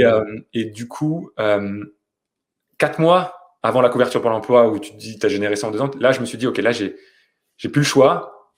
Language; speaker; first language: French; native; French